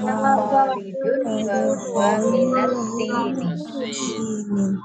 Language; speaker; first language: Arabic; non-native, learner; Indonesian